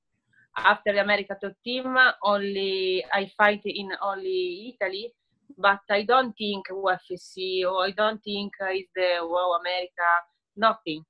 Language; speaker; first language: English; non-native, learner; Italian